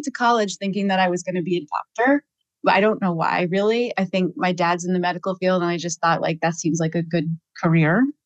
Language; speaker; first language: English; native; English